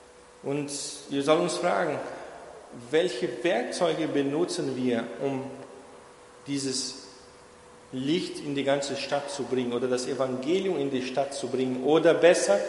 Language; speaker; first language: German; non-native, fluent; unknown